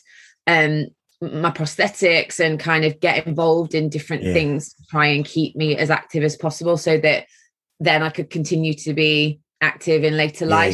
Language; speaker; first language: English; native; English